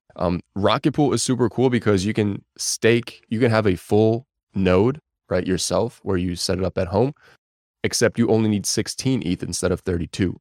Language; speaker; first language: English; early bilingual, other home language; Bulgarian